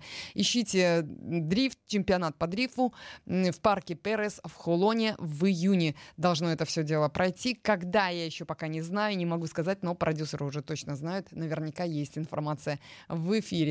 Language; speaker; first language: Russian; native; Russian